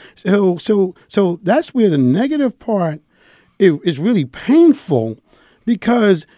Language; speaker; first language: English; native; English